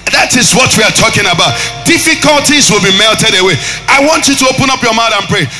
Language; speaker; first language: English; non-native, local second language; Igbo